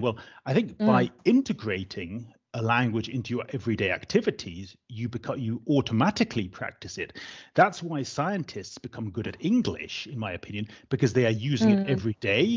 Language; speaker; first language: English; native; English